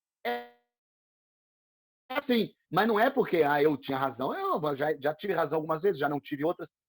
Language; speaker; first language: Portuguese; native; Portuguese